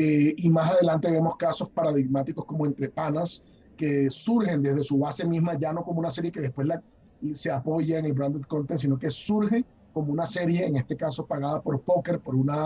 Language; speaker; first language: Spanish; native; Spanish